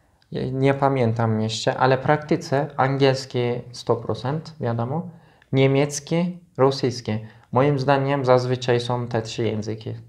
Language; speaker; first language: Polish; non-native, learner; Turkish